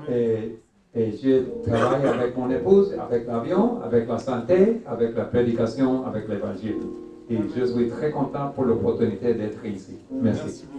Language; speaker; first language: French; non-native, learner; English